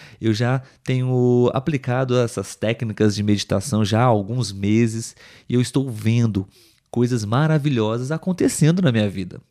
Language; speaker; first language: Portuguese; native; Portuguese